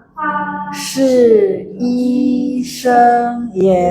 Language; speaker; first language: Chinese; non-native, fluent; Indonesian